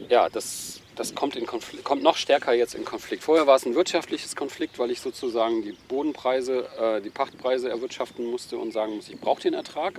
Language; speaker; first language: German; native; German